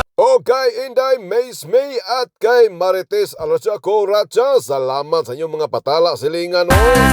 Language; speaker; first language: Filipino; non-native, local second language; Cebuano